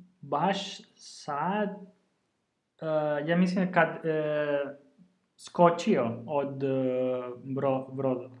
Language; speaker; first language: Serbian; non-native, learner; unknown